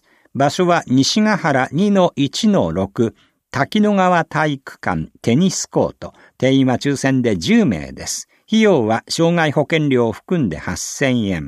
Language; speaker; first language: Japanese; native; Japanese